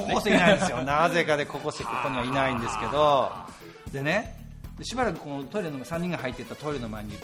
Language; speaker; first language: Japanese; native; Japanese